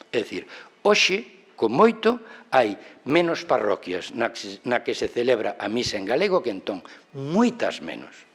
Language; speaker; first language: Galician; non-native, local second language; Spanish